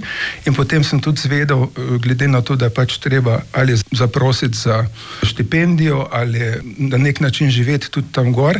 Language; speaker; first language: Slovenian; native; Slovenian